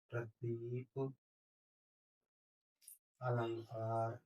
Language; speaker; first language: Hindi; native; Hindi